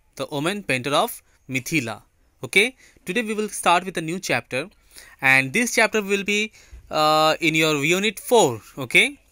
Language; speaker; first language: English; non-native, local second language; Bangla